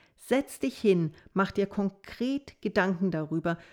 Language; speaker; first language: German; native; German